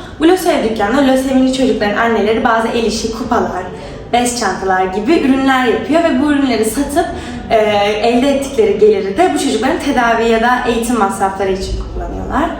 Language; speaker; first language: Turkish; native; Turkish